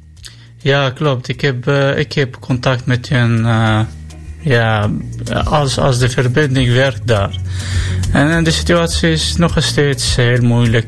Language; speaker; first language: Dutch; non-native, learner; Arabic